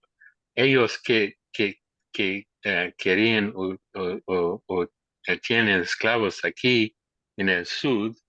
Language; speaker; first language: Spanish; non-native, learner; English